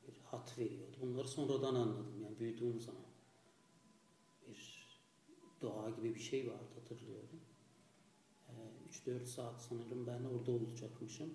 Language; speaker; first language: Turkish; non-native, fluent; Azerbaijani